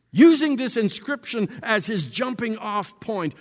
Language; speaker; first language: English; native; English